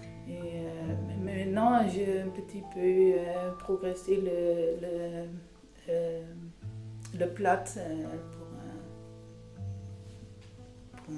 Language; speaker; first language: French; non-native, learner; Dutch